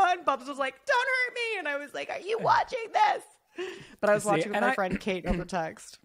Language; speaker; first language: English; native; English